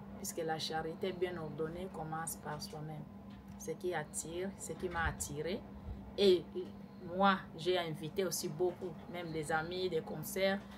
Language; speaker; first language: French; non-native, local second language; Lingala